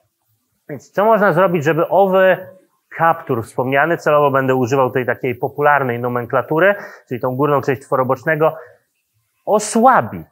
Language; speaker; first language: Polish; native; Polish